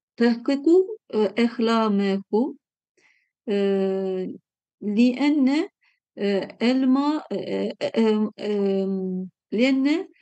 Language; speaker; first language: Arabic; non-native, learner; Turkish